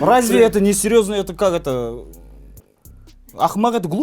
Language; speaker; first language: Russian; non-native, local second language; Kazakh